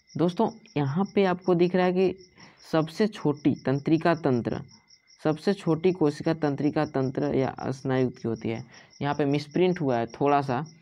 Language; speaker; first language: Hindi; native; Hindi